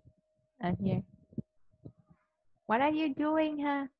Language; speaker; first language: English; non-native, fluent; Vietnamese